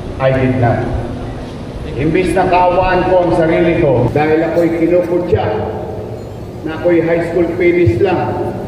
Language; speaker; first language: Filipino; native; Filipino